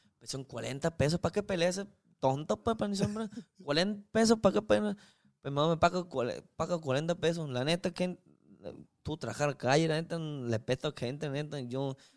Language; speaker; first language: Spanish; non-native, learner; Chinese